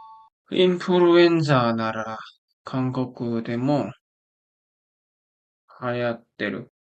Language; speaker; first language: Japanese; non-native, learner; Korean